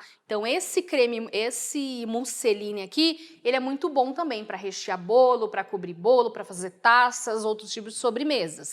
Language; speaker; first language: Portuguese; native; Portuguese